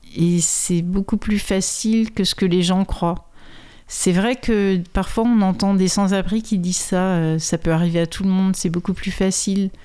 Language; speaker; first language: French; native; French